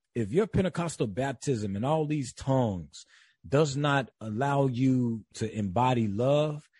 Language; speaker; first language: English; native; English